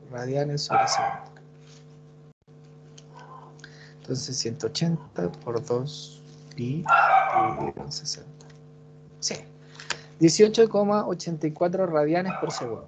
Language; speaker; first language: Spanish; native; Spanish